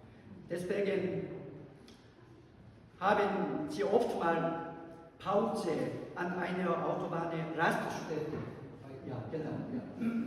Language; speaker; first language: German; non-native, learner; Korean